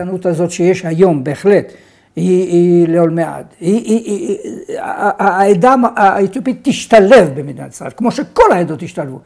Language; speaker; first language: Hebrew; non-native, fluent; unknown